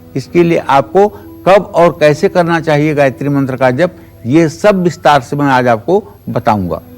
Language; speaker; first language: Hindi; native; Hindi